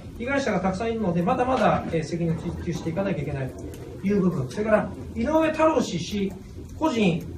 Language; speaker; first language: Japanese; native; Japanese